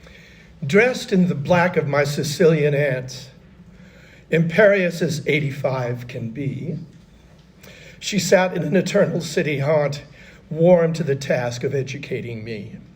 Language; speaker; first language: English; native; English